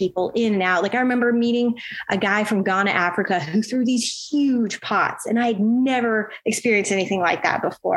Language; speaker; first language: English; native; English